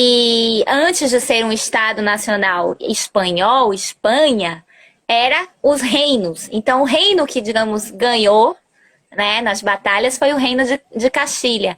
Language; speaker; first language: Portuguese; early bilingual, other home language; Spanish